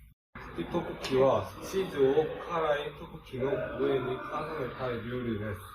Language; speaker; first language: Japanese; non-native, learner; Korean